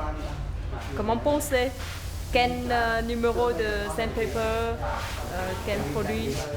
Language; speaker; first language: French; non-native, learner; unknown